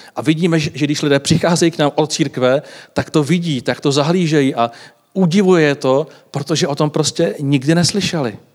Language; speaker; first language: Czech; native; Czech